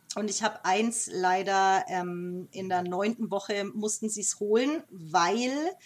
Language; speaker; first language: German; native; German